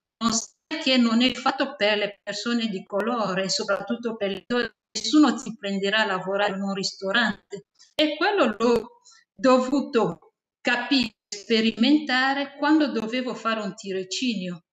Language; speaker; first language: Italian; non-native, fluent; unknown